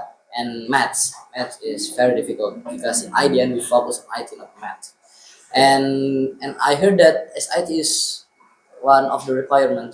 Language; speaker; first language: English; non-native, learner; Indonesian